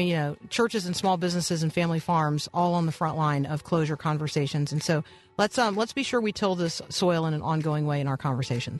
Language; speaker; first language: English; native; English